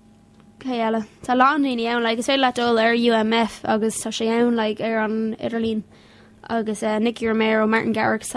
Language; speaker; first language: Irish; non-native, local second language; English